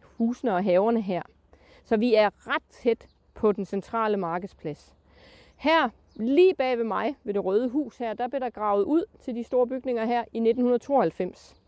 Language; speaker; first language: Danish; native; Danish